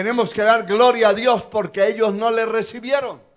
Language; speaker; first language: Spanish; native; Spanish